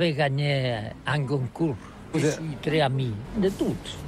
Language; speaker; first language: French; non-native, learner; Catalan